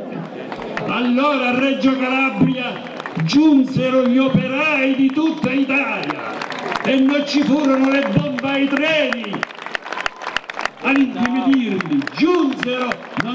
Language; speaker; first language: Italian; native; Italian